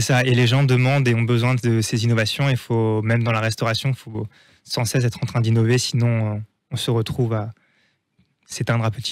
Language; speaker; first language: French; native; French